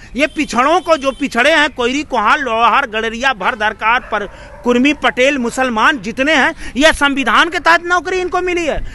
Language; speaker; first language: Hindi; native; Hindi